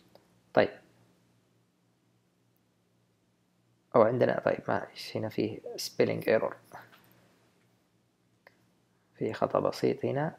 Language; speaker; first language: Arabic; native; Arabic